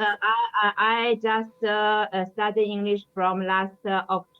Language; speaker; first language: English; non-native, learner; Chinese